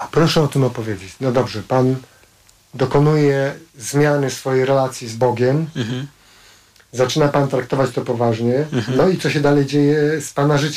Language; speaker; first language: Polish; native; Polish